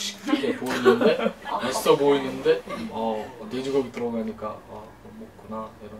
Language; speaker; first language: Korean; non-native, fluent; Uzbek